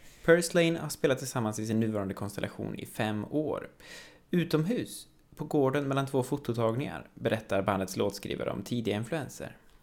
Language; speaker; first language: Swedish; native; Swedish